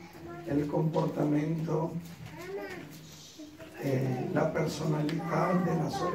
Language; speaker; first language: Italian; non-native, learner; Spanish